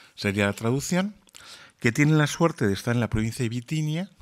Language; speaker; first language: Spanish; native; Spanish